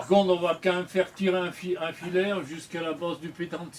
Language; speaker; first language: French; native; French